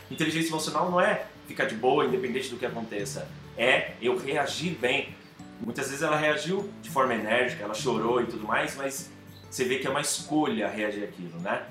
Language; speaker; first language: Portuguese; native; Portuguese